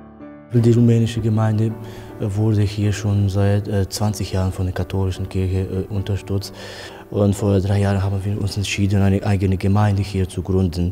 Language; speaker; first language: German; non-native, fluent; Romanian